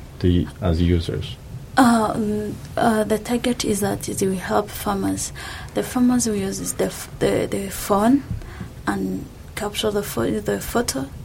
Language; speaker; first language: English; non-native, local second language; Kinyarwanda